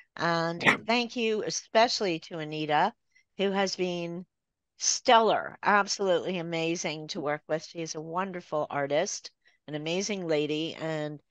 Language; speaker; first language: English; native; English